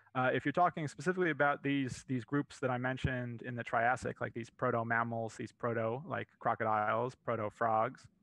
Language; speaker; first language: English; native; English